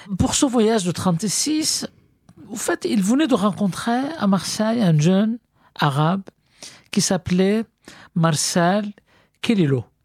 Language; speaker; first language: French; non-native, fluent; Arabic